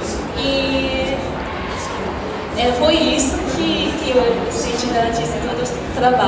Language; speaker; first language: Portuguese; non-native, fluent; Japanese